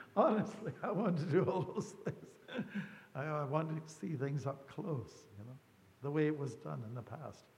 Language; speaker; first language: English; native; English